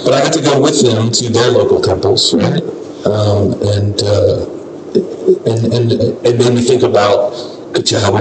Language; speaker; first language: English; non-native, fluent; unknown